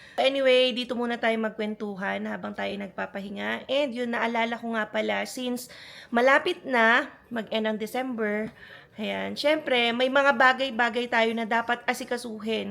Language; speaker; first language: Filipino; native; Filipino